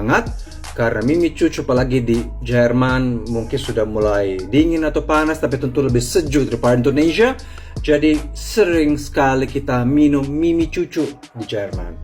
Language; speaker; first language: Indonesian; non-native, fluent; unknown